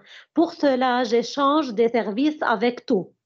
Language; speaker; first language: French; non-native, learner; Arabic